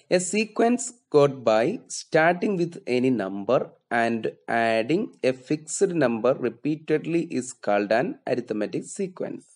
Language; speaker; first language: English; non-native, local second language; Malayalam